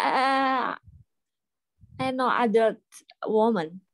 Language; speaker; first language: English; non-native, learner; Indonesian